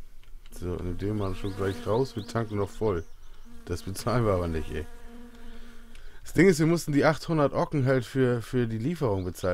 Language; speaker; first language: German; native; German